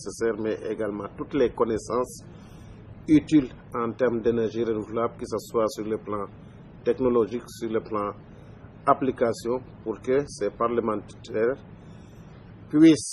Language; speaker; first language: French; non-native, local second language; Wolof